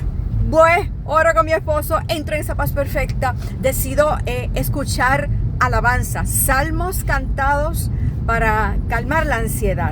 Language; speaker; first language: Spanish; native; Spanish